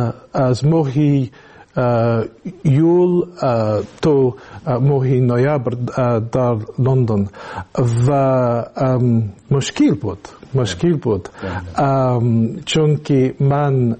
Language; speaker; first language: Tajik; non-native, learner; English